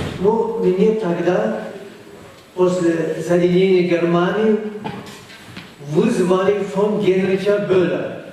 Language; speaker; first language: Russian; non-native, fluent; German